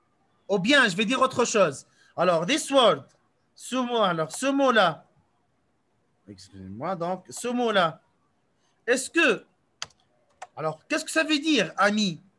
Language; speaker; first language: French; non-native, local second language; Arabic